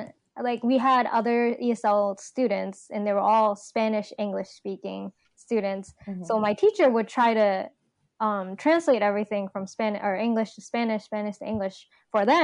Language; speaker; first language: English; non-native, fluent; Japanese